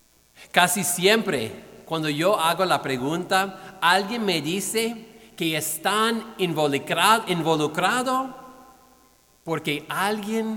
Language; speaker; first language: Spanish; non-native, fluent; English